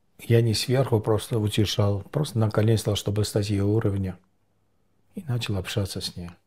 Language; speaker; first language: Russian; non-native, local second language; Georgian